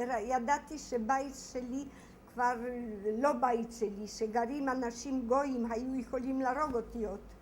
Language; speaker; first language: Hebrew; non-native, fluent; Polish